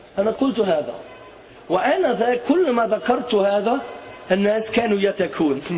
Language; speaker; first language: Arabic; non-native, fluent; German